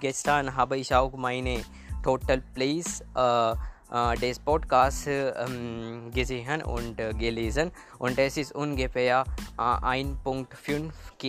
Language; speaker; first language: German; non-native, learner; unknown